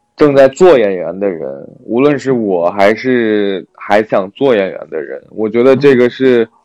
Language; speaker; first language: Chinese; non-native, local second language; Korean